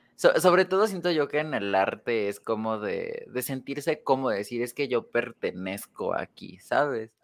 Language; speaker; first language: Spanish; native; Spanish